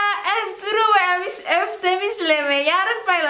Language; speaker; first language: Turkish; non-native, learner; Indonesian